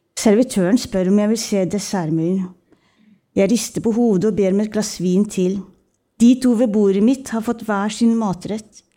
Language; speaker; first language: Norwegian; early bilingual, other home language; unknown